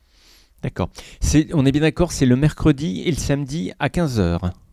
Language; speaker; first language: French; native; French